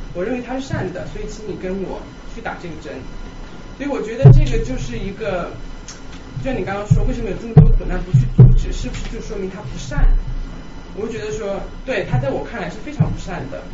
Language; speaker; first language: Chinese; native; Chinese